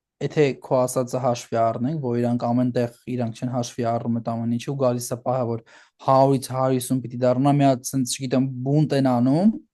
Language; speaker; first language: Armenian; early bilingual, heritage; Armenian